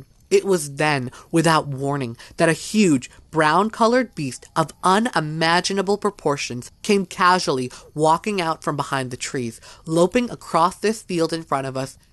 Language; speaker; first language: English; native; English